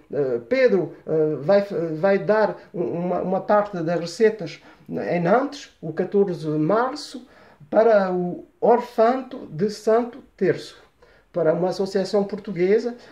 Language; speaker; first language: Portuguese; early bilingual, heritage; Portuguese